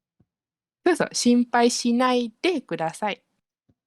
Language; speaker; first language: Japanese; non-native, learner; Malay